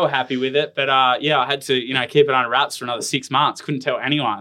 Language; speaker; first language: English; native; English